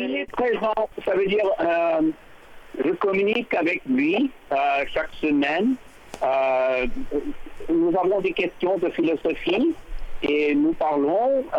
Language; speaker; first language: French; non-native, learner; English